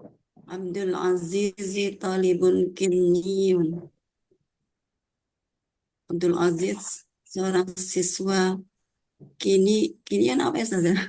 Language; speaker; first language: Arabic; non-native, learner; Indonesian